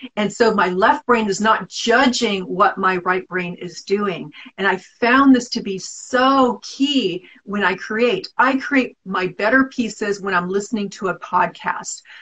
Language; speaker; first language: English; native; English